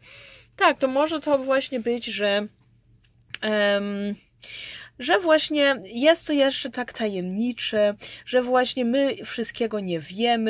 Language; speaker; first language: Polish; early bilingual, heritage; Polish